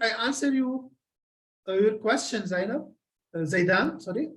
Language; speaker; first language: English; non-native, fluent; Arabic